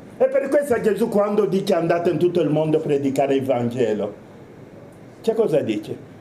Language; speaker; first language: Italian; non-native, fluent; Romanian